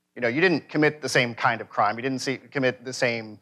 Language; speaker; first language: English; native; English